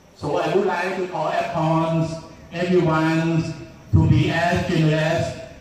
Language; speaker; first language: English; non-native, fluent; Thai